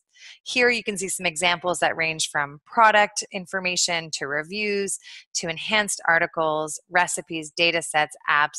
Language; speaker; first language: English; native; English